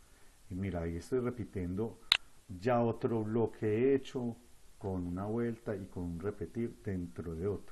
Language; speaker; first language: Spanish; native; Spanish